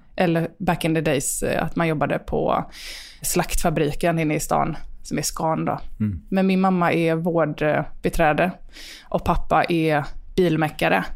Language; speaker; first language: Swedish; native; Swedish